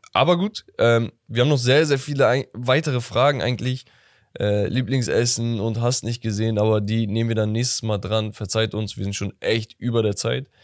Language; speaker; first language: German; native; German